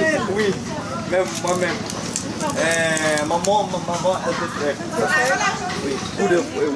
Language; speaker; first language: French; non-native, learner; Burmese